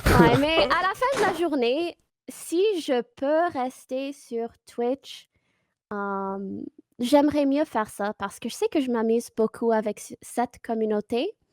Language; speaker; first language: French; non-native, fluent; English